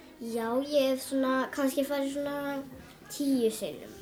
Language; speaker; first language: Icelandic; early bilingual, other home language; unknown